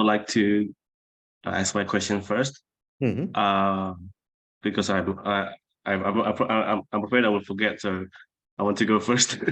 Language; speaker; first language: English; non-native, fluent; Indonesian